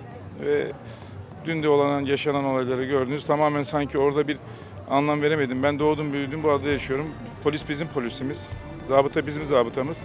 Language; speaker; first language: Turkish; native; Turkish